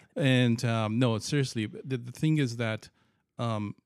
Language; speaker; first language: English; non-native, fluent; Persian